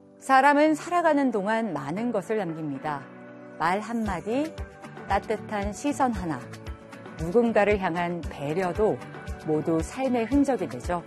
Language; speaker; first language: Korean; native; Korean